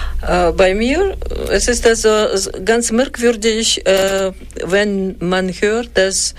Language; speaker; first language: German; non-native, fluent; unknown